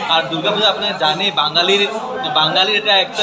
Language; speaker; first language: Bangla; non-native, local second language; Assamese